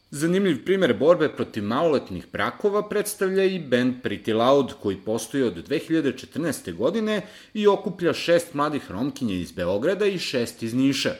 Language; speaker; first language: Serbian; native; Serbian